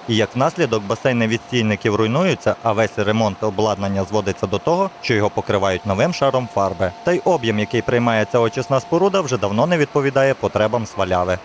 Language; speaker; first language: Ukrainian; native; Ukrainian